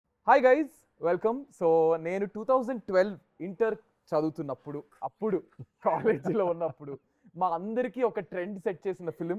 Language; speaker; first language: Telugu; native; Telugu